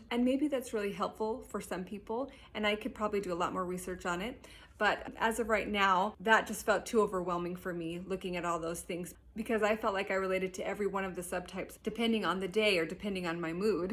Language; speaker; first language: English; native; English